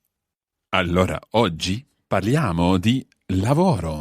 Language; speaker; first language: Italian; non-native, fluent; English